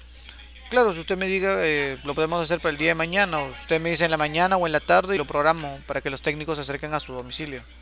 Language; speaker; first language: Spanish; native; Spanish